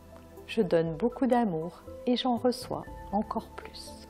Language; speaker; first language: French; native; French